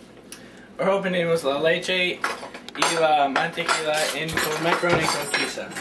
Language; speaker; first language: Spanish; non-native, learner; English